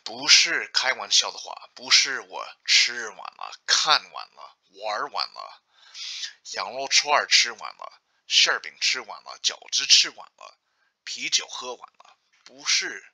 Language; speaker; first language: Chinese; non-native, learner; English